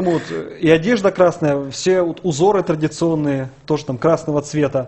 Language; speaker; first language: Russian; native; Russian